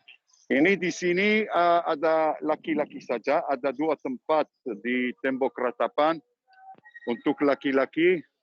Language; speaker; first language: Indonesian; non-native, learner; Hebrew